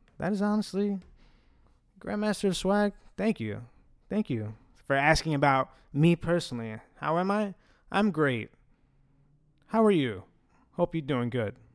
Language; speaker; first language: English; early bilingual, other home language; Italian